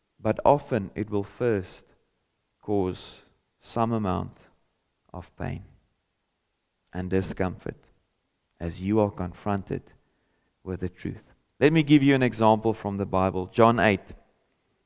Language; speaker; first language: English; non-native, local second language; Afrikaans